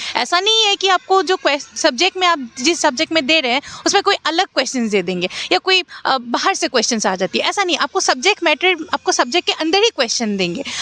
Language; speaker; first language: Hindi; non-native, local second language; Assamese